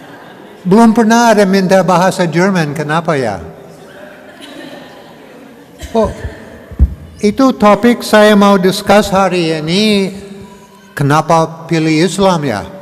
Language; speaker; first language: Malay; non-native, learner; English